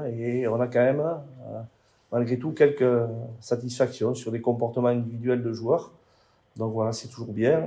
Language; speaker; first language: French; native; French